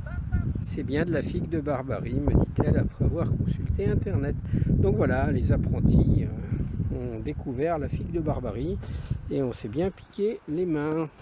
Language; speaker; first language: French; native; French